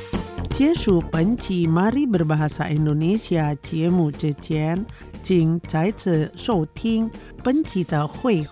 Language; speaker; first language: Chinese; non-native, fluent; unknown